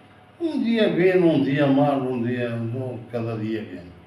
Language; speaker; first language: Spanish; non-native, learner; Arabic